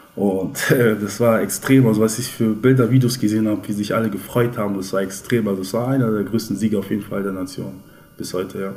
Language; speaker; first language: German; early bilingual, other home language; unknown